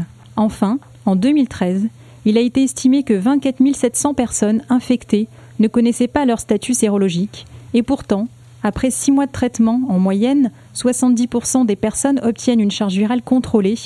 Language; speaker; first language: French; native; French